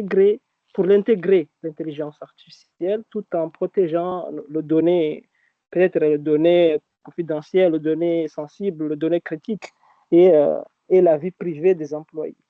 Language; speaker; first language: French; non-native, local second language; Arabic